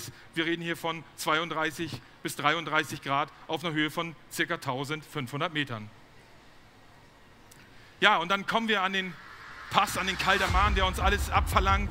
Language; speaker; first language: German; native; German